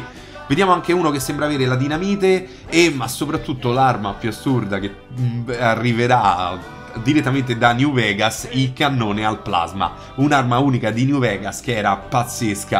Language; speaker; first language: Italian; native; Italian